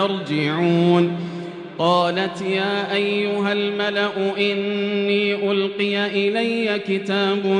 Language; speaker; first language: Arabic; native; Arabic